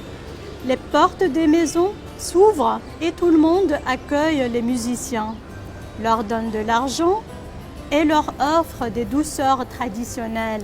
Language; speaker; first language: French; non-native, local second language; Arabic